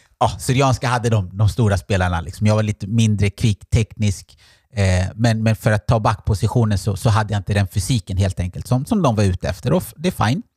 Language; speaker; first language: Swedish; early bilingual, other home language; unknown